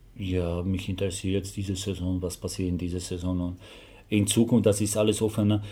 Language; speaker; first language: German; non-native, fluent; Slovak